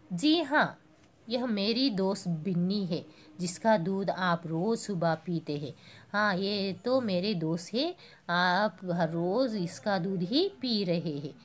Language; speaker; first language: Hindi; non-native, local second language; Telugu